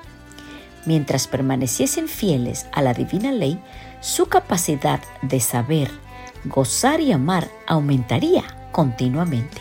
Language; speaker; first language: Spanish; native; Spanish